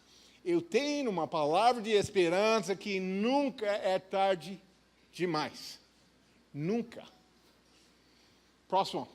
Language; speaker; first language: Portuguese; non-native, fluent; English